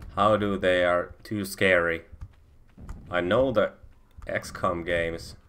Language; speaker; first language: English; non-native, fluent; Finnish